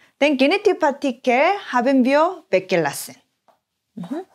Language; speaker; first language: German; non-native, fluent; Korean